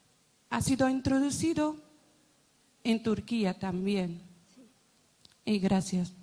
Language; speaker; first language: Spanish; non-native, fluent; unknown